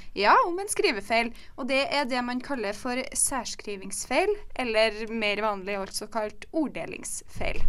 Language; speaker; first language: Norwegian; native; Norwegian